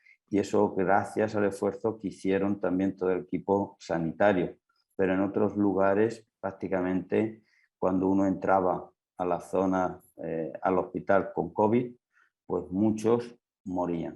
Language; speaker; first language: Spanish; native; Spanish